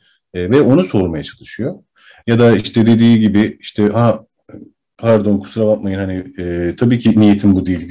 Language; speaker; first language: Turkish; native; Turkish